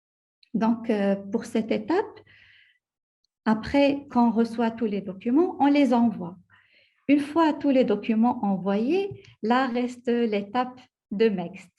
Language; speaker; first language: French; non-native, local second language; Arabic